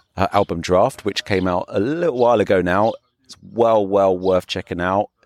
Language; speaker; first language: English; native; English